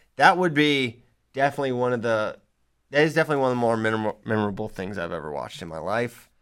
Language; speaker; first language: English; native; English